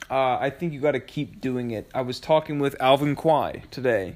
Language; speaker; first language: English; native; English